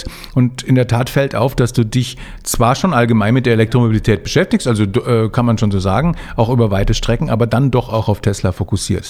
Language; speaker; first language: German; native; German